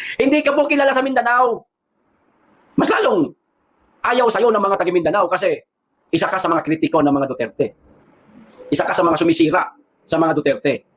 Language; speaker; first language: Filipino; non-native, local second language; Cebuano